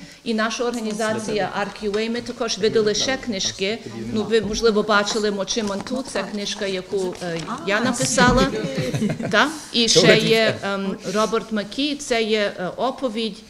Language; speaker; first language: Ukrainian; early bilingual, heritage; Ukrainian